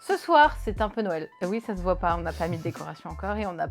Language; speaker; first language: French; native; French